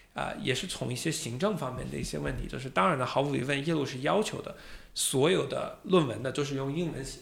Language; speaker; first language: Chinese; non-native, fluent; English